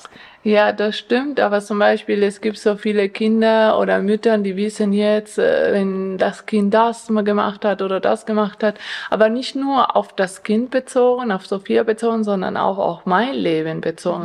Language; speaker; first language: German; non-native, fluent; Spanish